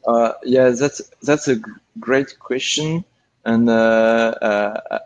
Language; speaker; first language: English; non-native, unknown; French